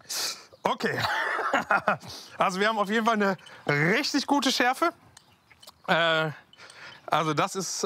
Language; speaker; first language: German; native; German